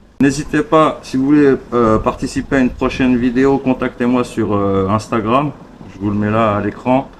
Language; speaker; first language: French; native; French